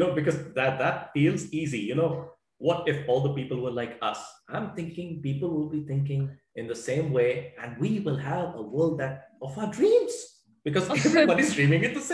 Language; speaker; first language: English; non-native, local second language; Punjabi